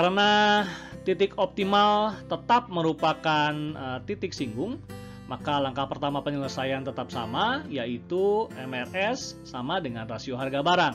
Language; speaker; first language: Indonesian; native; Indonesian